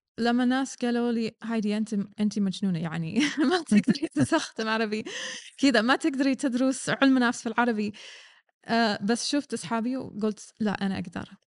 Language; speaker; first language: Arabic; non-native, learner; English